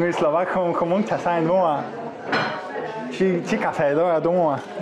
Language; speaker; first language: Vietnamese; non-native, fluent; Polish